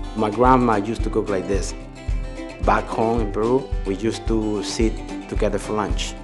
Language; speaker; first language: English; non-native, fluent; Spanish